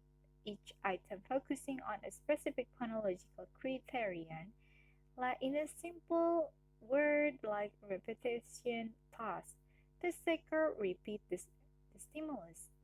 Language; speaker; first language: English; non-native, learner; Indonesian